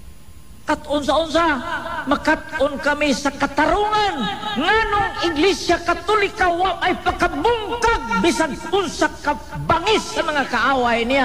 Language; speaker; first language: Cebuano; native; Cebuano